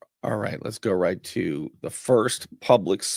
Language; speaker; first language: English; native; English